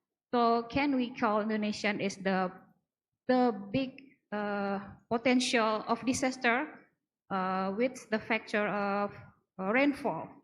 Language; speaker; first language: English; non-native, learner; Indonesian